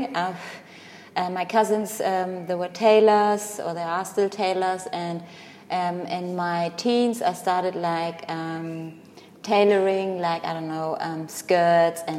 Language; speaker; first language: English; non-native, fluent; Greek